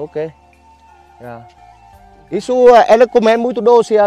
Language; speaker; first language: Portuguese; non-native, learner; Vietnamese